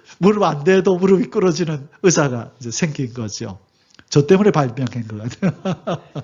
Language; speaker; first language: Korean; native; Korean